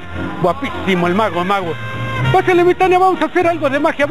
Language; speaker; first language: Spanish; native; Spanish